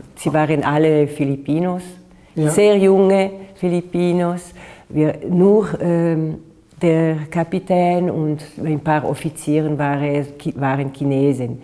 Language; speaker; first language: German; non-native, fluent; Italian